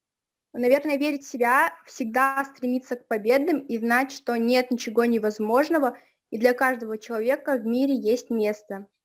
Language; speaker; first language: Russian; native; Russian